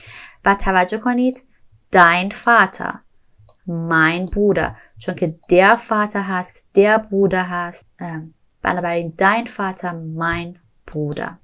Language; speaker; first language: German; non-native, fluent; Persian